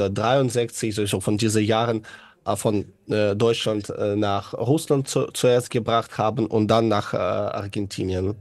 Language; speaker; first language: German; non-native, learner; Russian